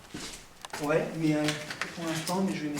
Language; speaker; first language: French; native; French